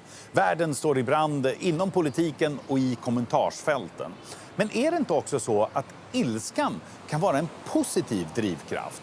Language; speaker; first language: Swedish; native; Swedish